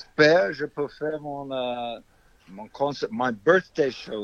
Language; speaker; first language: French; non-native, fluent; English